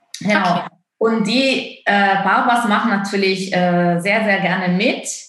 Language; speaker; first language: German; non-native, fluent; Italian